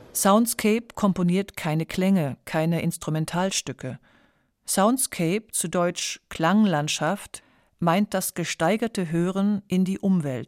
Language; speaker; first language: German; native; German